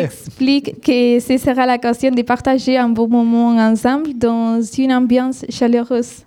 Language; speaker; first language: French; non-native, fluent; Spanish